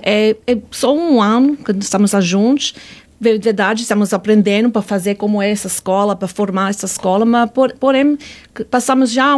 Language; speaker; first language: Portuguese; non-native, fluent; English